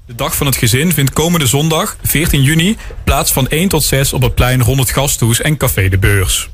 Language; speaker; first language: Dutch; native; Dutch